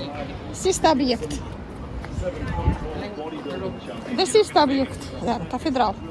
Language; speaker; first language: Swedish; non-native, learner; Russian